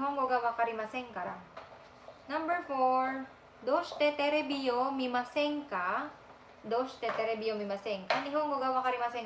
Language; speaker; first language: Japanese; non-native, fluent; Filipino